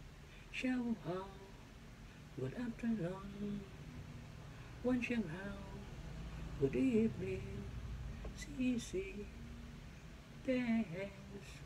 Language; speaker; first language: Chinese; non-native, learner; Cebuano